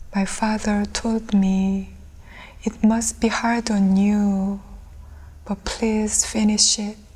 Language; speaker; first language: English; non-native, fluent; Korean